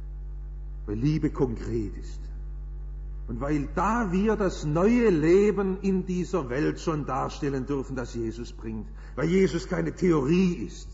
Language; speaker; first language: German; native; German